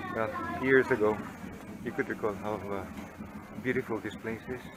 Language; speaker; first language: English; non-native, local second language; Filipino